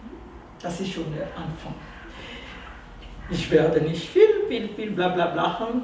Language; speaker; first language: German; non-native, fluent; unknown